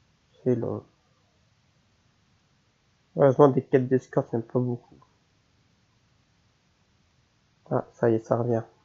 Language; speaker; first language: French; native; French